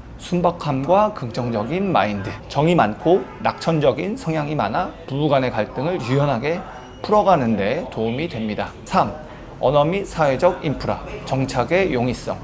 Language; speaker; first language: Korean; native; Korean